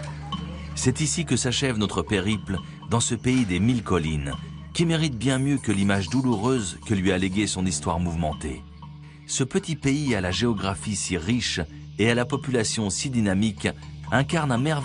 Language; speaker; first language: French; native; French